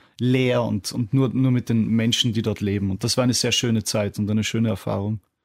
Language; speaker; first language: German; native; German